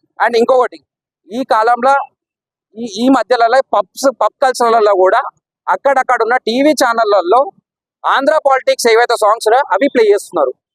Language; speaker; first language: Telugu; native; Telugu